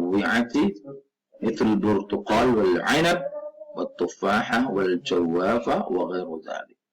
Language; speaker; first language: Arabic; non-native, fluent; Indonesian